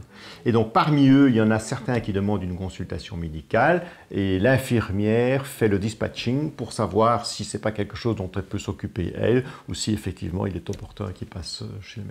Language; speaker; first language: French; native; French